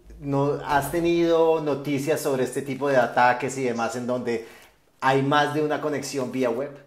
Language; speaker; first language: Spanish; native; Spanish